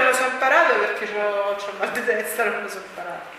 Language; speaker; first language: Italian; native; Italian